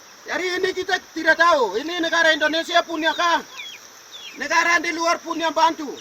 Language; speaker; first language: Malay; non-native, local second language; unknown